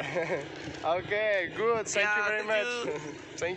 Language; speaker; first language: English; non-native, fluent; French